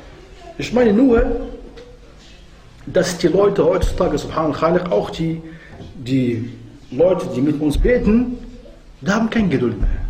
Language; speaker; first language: German; non-native, fluent; Arabic